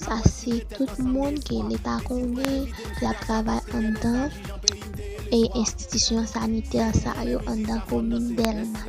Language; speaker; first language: French; non-native, learner; Haitian Creole